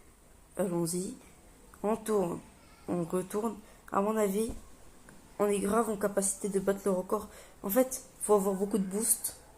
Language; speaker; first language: French; native; French